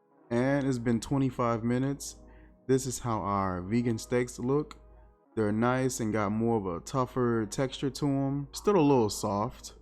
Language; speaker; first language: English; native; English